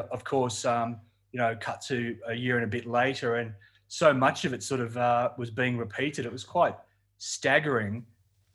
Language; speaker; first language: English; native; English